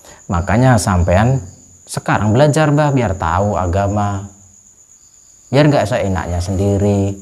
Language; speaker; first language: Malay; non-native, local second language; Javanese